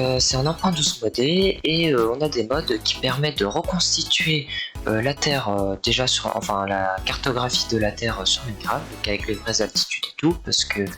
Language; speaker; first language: French; native; French